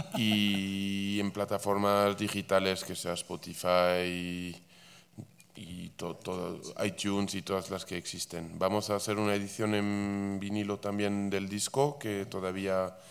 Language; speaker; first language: Spanish; non-native, fluent; Basque